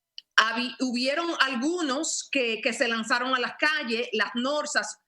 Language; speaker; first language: Spanish; early bilingual, heritage; Spanish